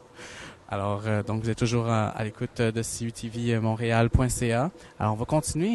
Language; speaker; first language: French; native; French